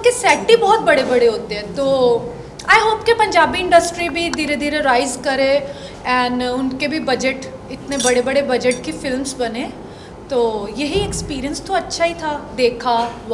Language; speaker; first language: Hindi; non-native, local second language; Punjabi